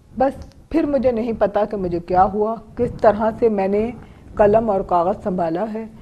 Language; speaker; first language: Urdu; non-native, local second language; Baluchi